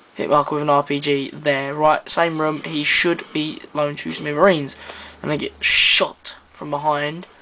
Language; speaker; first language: English; native; English